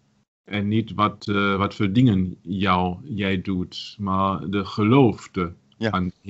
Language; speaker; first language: Dutch; non-native, learner; German